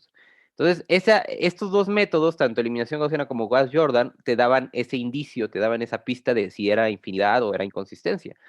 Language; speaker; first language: Spanish; native; Spanish